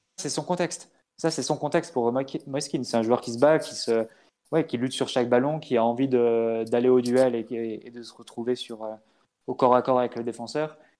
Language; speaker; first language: French; native; French